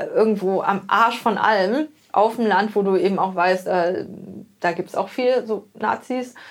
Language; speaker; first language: German; native; German